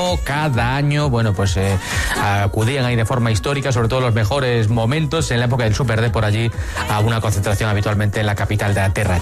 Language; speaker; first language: Spanish; native; Spanish